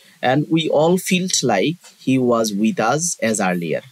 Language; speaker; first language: English; non-native, local second language; Bangla